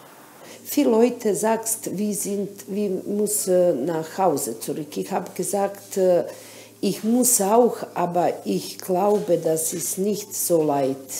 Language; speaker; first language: German; non-native, learner; Bosnian